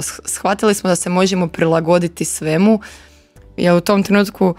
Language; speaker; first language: Croatian; native; Croatian